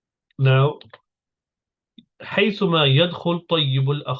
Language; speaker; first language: Arabic; non-native, fluent; English